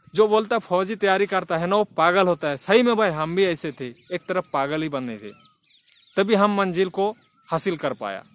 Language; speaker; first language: Hindi; non-native, local second language; Bangla